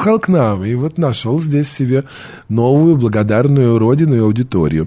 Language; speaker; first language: Russian; native; Russian